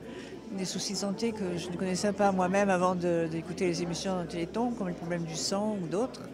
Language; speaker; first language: French; native; French